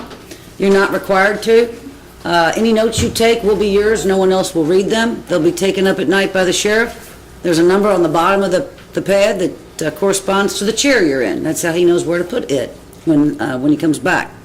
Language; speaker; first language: English; native; English